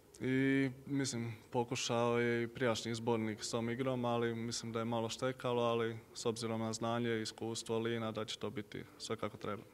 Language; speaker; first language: Croatian; native; Croatian